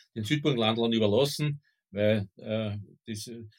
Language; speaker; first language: German; native; German